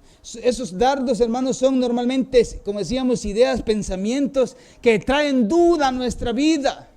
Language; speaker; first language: Spanish; native; Spanish